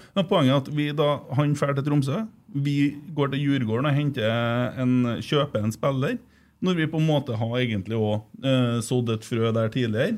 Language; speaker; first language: Norwegian; native; Norwegian